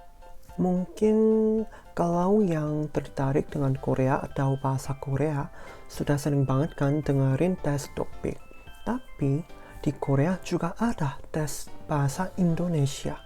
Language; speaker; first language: Indonesian; non-native, fluent; Korean